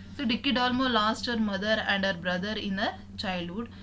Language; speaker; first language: English; non-native, local second language; Kannada